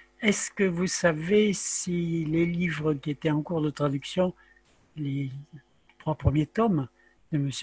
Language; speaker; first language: French; native; French